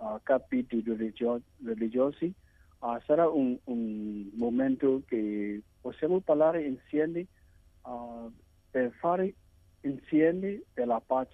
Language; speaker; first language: Italian; non-native, learner; Burmese